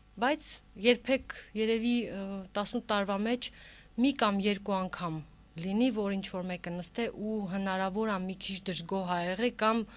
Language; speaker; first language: Armenian; early bilingual, heritage; Armenian